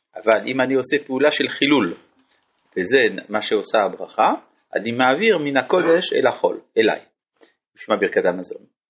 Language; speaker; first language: Hebrew; non-native, fluent; French